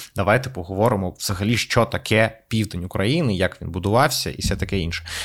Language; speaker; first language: Ukrainian; non-native, local second language; Russian